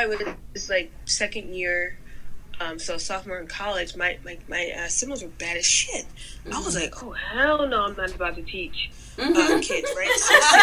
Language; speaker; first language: English; native; English